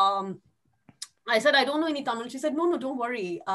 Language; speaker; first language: English; non-native, local second language; Tamil